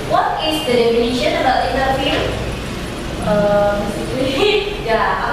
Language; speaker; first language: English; non-native, learner; Indonesian